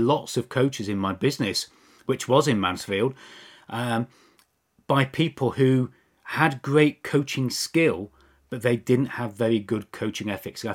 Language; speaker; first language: English; native; English